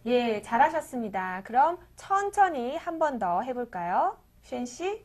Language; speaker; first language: Korean; native; Korean